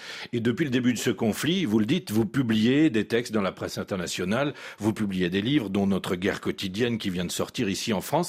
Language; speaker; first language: French; native; French